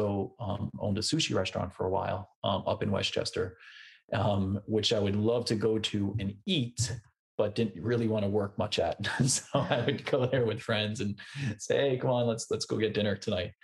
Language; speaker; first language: English; native; English